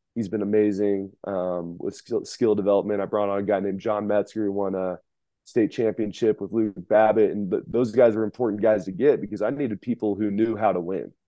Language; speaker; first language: English; native; English